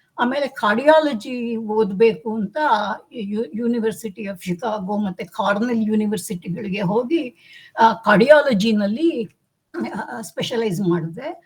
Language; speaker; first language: Kannada; native; Kannada